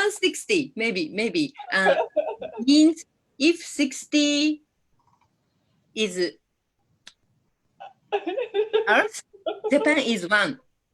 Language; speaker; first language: English; non-native, learner; Japanese